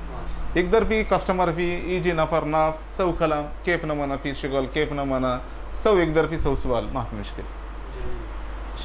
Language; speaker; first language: Arabic; non-native, learner; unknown